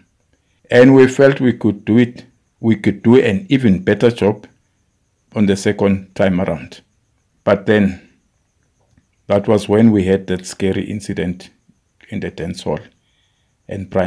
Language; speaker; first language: English; non-native, local second language; Zulu